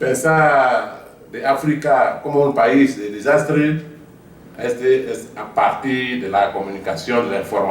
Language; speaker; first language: Spanish; non-native, fluent; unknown